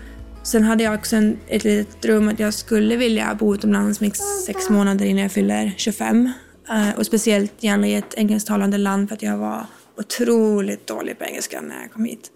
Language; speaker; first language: Swedish; native; Swedish